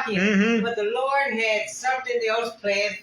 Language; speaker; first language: English; native; English